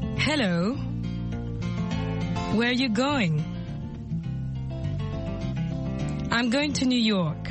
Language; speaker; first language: English; non-native, fluent; French